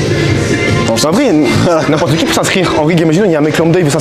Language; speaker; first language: French; native; French